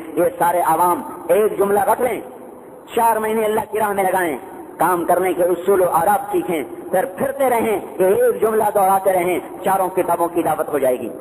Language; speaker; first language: Urdu; non-native, local second language; Punjabi